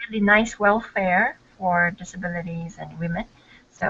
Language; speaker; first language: English; non-native, learner; Korean